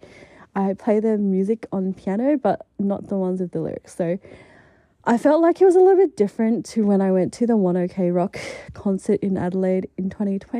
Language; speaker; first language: English; native; English